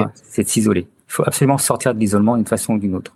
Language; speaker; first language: French; native; French